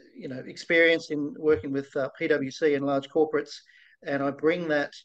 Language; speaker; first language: English; native; English